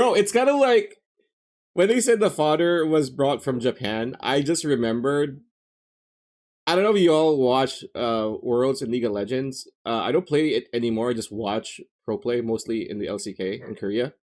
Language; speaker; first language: English; native; English